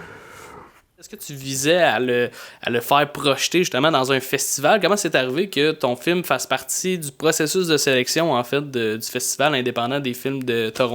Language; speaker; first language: French; native; French